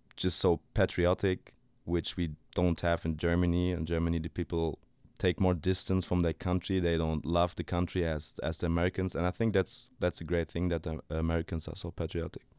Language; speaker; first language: English; non-native, fluent; German